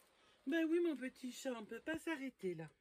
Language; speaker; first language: French; native; French